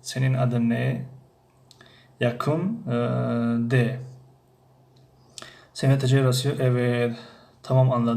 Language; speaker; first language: Turkish; non-native, fluent; Tajik